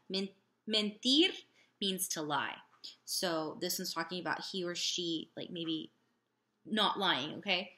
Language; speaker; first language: English; native; English